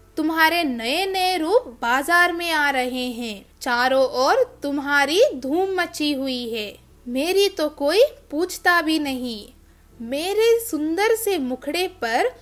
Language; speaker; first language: Hindi; non-native, local second language; Kannada